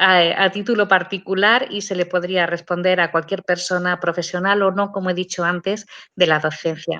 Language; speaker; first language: Spanish; native; Spanish